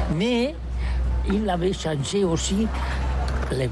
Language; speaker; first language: French; non-native, learner; Catalan